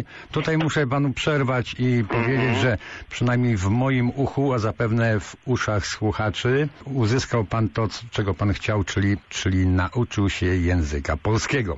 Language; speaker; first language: Polish; native; Polish